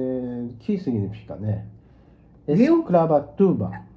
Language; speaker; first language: Portuguese; non-native, learner; Japanese